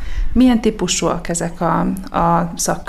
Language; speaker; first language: Hungarian; native; Hungarian